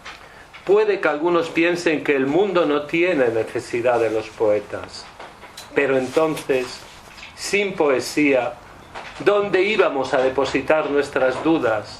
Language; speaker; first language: Spanish; native; Spanish